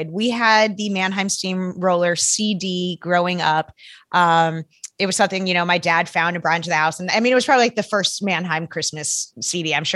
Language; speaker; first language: English; native; English